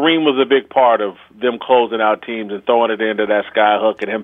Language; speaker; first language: English; native; English